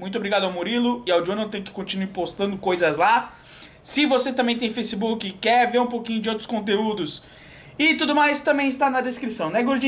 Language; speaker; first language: Portuguese; native; Portuguese